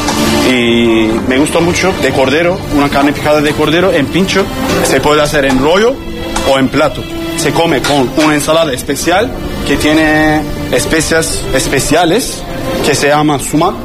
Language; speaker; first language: Spanish; non-native, learner; Turkish